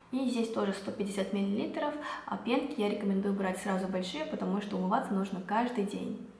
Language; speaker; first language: Russian; non-native, fluent; Korean